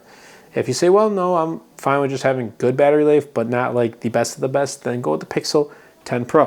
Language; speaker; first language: English; native; English